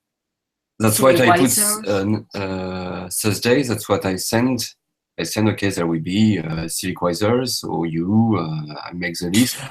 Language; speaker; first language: English; non-native, learner; French